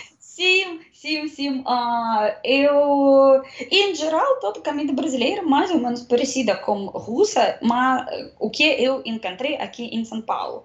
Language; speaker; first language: Portuguese; non-native, learner; Russian